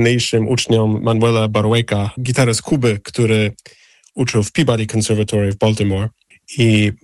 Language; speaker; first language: Polish; non-native, fluent; English